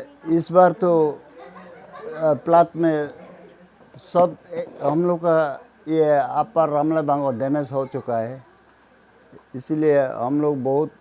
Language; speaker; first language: Hindi; non-native, local second language; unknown